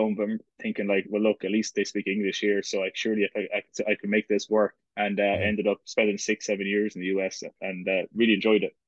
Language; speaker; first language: English; native; English